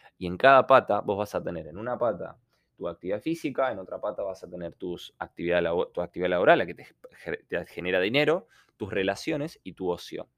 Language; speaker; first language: Spanish; non-native, fluent; Ukrainian